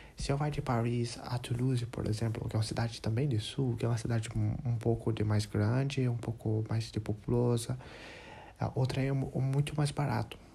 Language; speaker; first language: Portuguese; non-native, learner; English